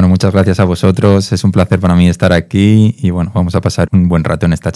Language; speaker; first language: Spanish; native; Spanish